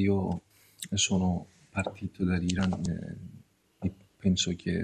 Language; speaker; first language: Italian; non-native, learner; Persian